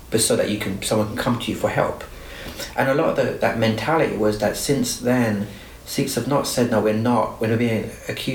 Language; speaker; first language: English; native; English